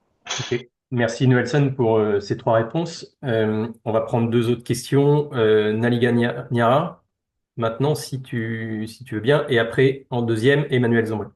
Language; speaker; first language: French; native; French